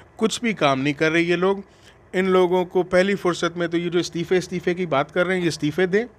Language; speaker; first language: Urdu; non-native, local second language; Sindhi